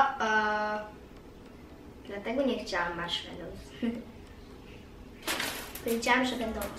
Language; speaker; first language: Polish; early bilingual, heritage; Polish